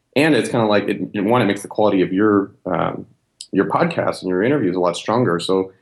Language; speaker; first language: English; native; English